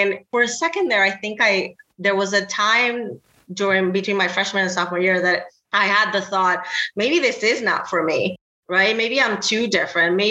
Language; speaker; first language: English; non-native, fluent; Spanish